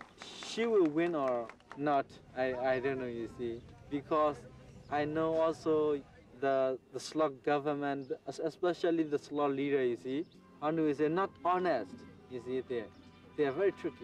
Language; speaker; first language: English; non-native, learner; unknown